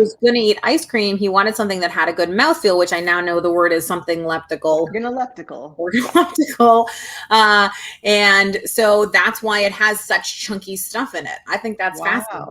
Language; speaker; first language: English; native; English